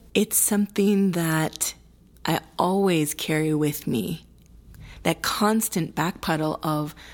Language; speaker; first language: English; early bilingual, other home language; Spanish